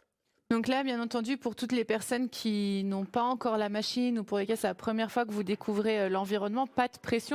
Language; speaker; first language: French; native; French